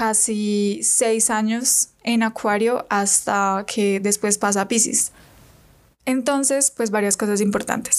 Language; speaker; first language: Spanish; native; Spanish